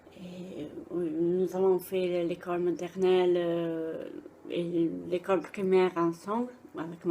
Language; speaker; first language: French; non-native, fluent; Italian